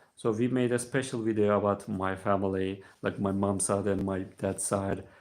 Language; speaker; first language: English; non-native, fluent; Turkish